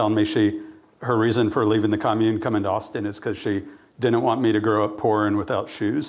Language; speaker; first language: English; native; English